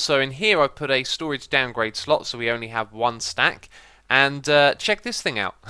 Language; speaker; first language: English; native; English